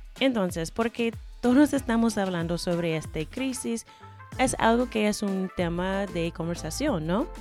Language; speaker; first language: Spanish; non-native, fluent; English